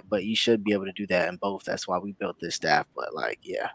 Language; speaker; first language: English; native; English